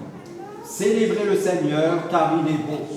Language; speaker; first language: French; native; French